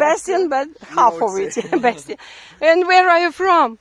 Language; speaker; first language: English; non-native, learner; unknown